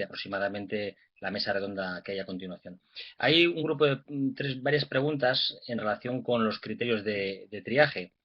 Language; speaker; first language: Spanish; native; Spanish